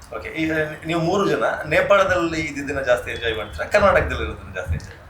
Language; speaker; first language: Kannada; native; Kannada